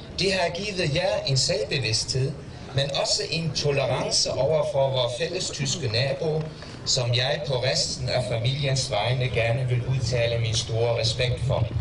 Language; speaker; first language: Danish; early bilingual, heritage; Danish